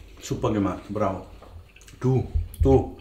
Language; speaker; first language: German; non-native, learner; Italian